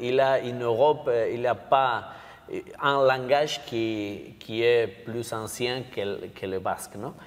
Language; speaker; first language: French; non-native, learner; Basque